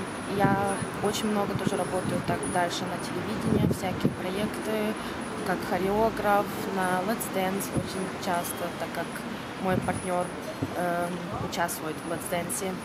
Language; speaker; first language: Russian; early bilingual, heritage; Russian